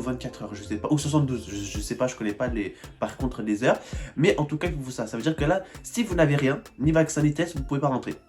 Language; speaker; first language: French; native; French